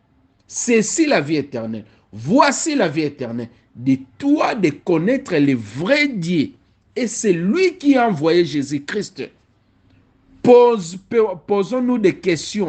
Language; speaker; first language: French; non-native, local second language; Lingala